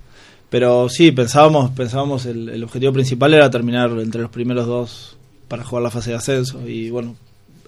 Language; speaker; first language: Spanish; native; Spanish